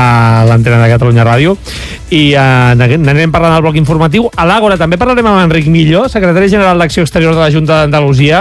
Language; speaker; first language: Catalan; native; Catalan